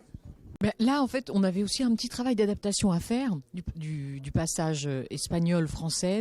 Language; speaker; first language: French; native; French